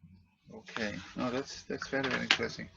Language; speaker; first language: English; non-native, fluent; Spanish